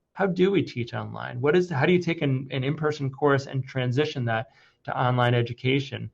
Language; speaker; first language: English; native; English